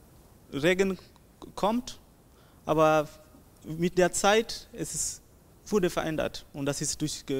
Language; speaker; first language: German; non-native, learner; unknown